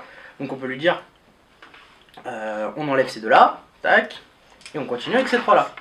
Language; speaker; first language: French; native; French